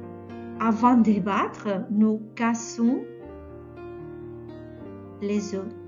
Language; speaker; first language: French; non-native, fluent; Catalan